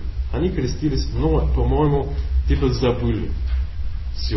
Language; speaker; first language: Russian; non-native, learner; English